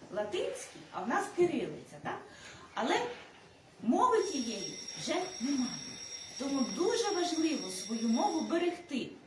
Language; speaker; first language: Ukrainian; native; Ukrainian